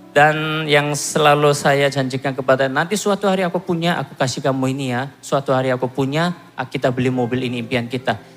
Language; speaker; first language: Indonesian; non-native, fluent; Korean